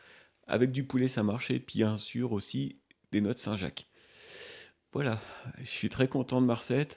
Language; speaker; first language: French; native; French